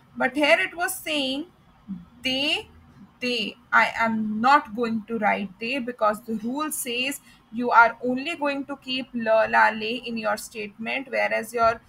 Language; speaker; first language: English; non-native, local second language; Hindi